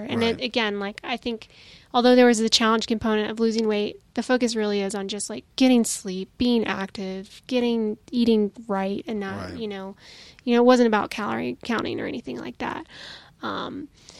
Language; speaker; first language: English; native; English